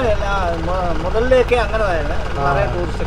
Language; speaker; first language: Tamil; non-native, local second language; Malayalam